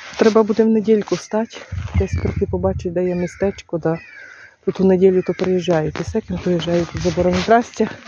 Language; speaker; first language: Ukrainian; native; Ukrainian